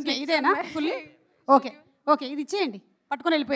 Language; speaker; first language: Telugu; native; Telugu